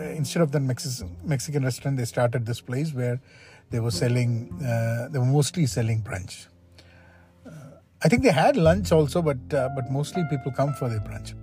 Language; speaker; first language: English; non-native, local second language; Malayalam